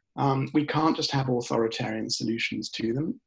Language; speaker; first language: English; native; English